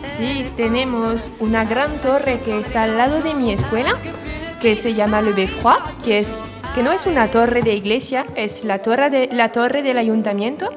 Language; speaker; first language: Spanish; non-native, fluent; French